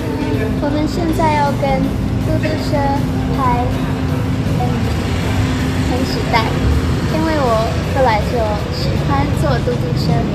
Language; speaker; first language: Chinese; non-native, fluent; Thai